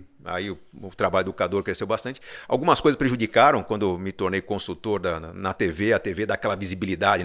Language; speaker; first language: Portuguese; native; Portuguese